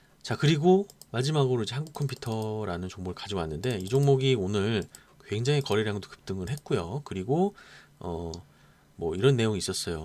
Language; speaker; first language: Korean; native; Korean